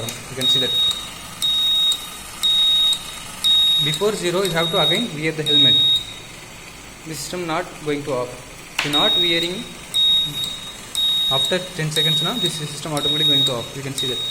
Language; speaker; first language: English; non-native, local second language; Tamil